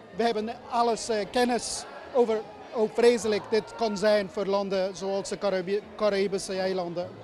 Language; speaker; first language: Dutch; non-native, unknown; English